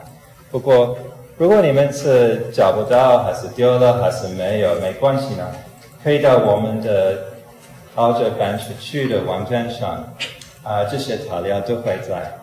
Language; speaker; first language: Chinese; non-native, fluent; English